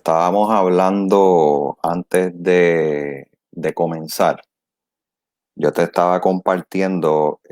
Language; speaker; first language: Spanish; native; Spanish